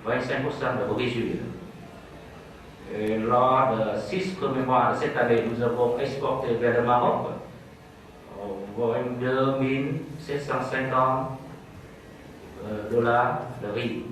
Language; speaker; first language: French; non-native, fluent; Vietnamese